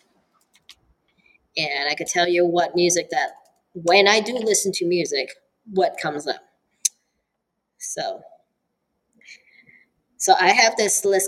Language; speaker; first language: English; early bilingual, other home language; Cantonese